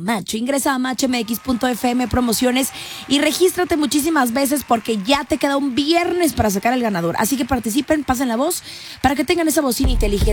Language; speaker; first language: Spanish; native; Spanish